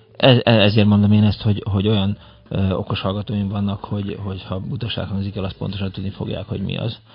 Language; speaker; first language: Hungarian; native; Hungarian